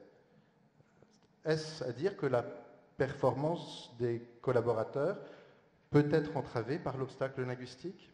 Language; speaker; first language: French; native; French